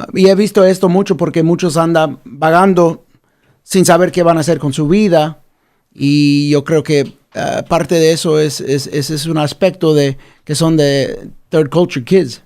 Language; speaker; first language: Spanish; early bilingual, heritage; Spanish